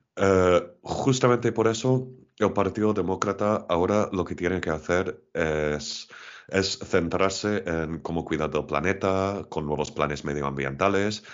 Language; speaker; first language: Spanish; non-native, fluent; English